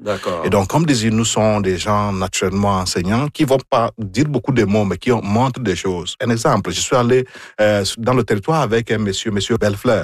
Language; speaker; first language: French; non-native, fluent; Igbo